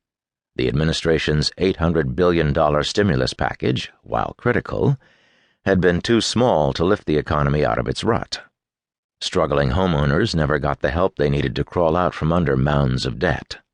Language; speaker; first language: English; native; English